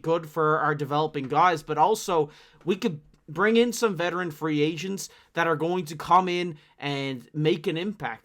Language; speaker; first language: English; native; English